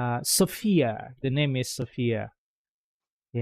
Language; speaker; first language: English; non-native, fluent; Indonesian